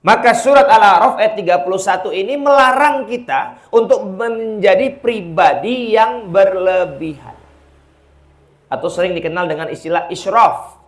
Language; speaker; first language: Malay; non-native, local second language; Javanese